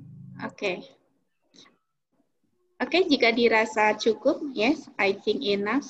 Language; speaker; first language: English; non-native, learner; Indonesian